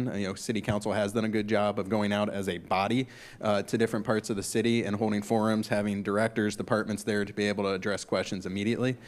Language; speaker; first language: English; native; English